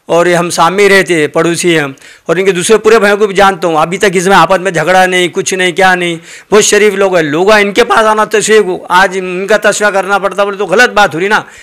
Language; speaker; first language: Hindi; non-native, local second language; Urdu